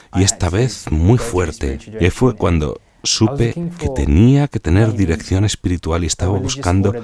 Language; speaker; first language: Spanish; non-native, fluent; English